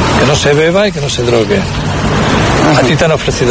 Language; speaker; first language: Spanish; native; Spanish